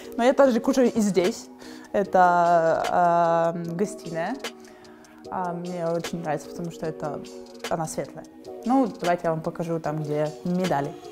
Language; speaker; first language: Russian; native; Russian